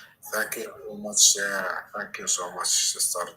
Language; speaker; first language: English; non-native, learner; Arabic